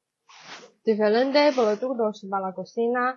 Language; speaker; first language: Spanish; non-native, learner; Chinese